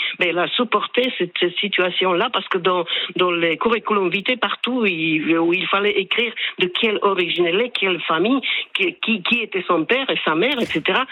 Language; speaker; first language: French; non-native, fluent; Slovak